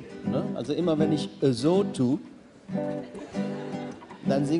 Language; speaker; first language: German; native; German